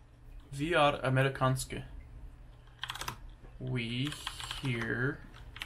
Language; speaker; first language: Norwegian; non-native, learner; English